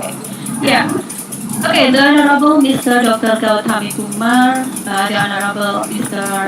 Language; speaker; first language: English; non-native, learner; Indonesian